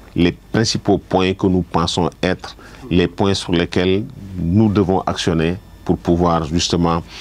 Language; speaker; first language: French; non-native, local second language; Wolof